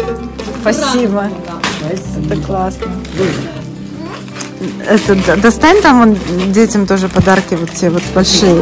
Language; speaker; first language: Russian; native; Russian